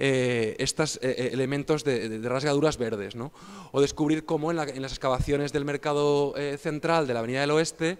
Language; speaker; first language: Spanish; native; Spanish